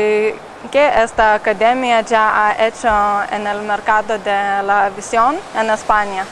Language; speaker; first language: Spanish; non-native, learner; Lithuanian